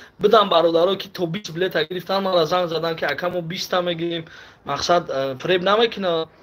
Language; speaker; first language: Tajik; native; Tajik